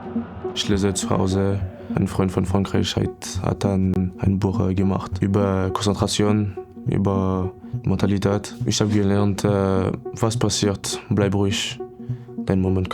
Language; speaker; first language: German; non-native, learner; French